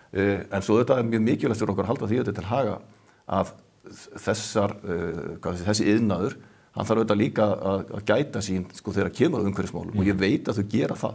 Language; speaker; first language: Icelandic; native; Icelandic